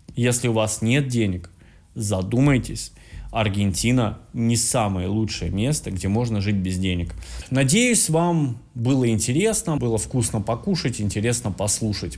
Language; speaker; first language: Russian; native; Russian